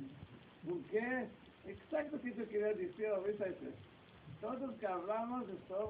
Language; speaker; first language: Spanish; non-native, learner; Hebrew